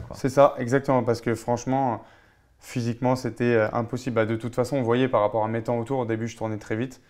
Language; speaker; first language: French; native; French